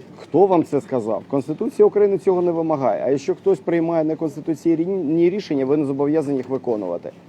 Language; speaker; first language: Ukrainian; native; Ukrainian